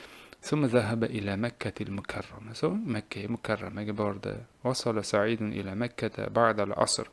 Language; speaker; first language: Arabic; non-native, fluent; Uzbek